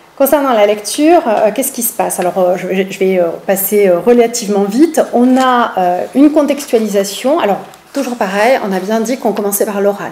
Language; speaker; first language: French; native; French